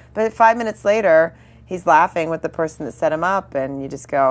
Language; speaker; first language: English; native; English